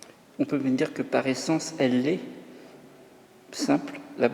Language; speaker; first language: French; native; French